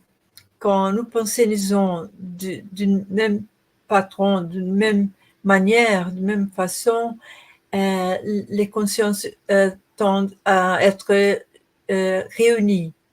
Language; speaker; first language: French; non-native, learner; Portuguese